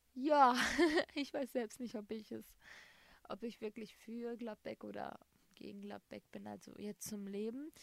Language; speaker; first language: German; native; German